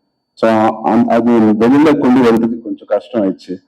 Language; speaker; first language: Tamil; non-native, local second language; Telugu